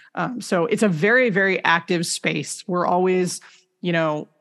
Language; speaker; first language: English; native; English